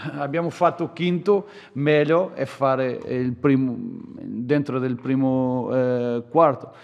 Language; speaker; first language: Italian; non-native, fluent; Portuguese